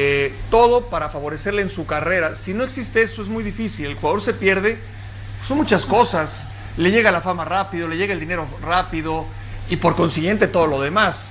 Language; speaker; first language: Spanish; native; Spanish